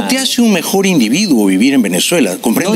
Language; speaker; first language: Spanish; native; Spanish